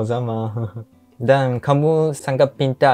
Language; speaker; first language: Indonesian; non-native, fluent; Japanese